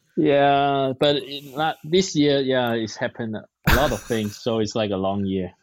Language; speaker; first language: English; non-native, local second language; Cantonese